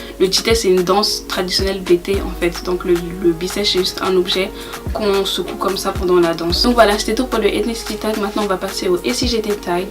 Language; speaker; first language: French; native; French